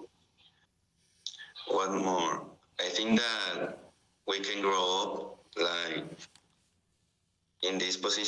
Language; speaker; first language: English; non-native, learner; Spanish